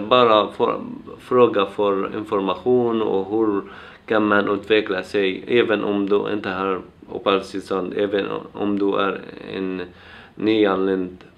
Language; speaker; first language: Swedish; non-native, fluent; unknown